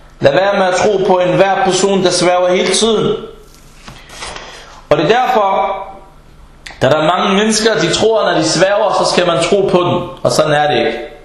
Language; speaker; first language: Danish; early bilingual, other home language; Arabic